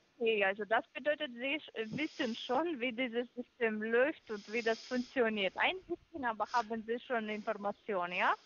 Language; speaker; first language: German; non-native, fluent; Russian